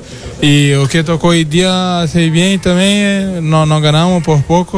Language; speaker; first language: Spanish; non-native, learner; Portuguese